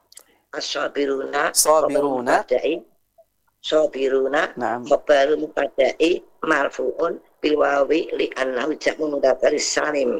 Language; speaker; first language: Arabic; non-native, learner; Indonesian